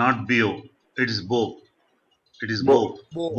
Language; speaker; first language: French; non-native, fluent; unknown